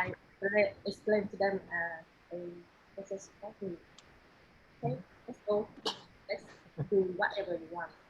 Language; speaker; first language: English; non-native, learner; Vietnamese